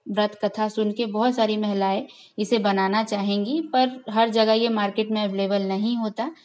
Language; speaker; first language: Hindi; native; Hindi